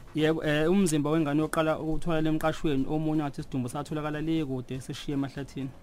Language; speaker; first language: Zulu; native; Zulu